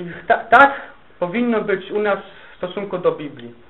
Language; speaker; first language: Polish; native; Polish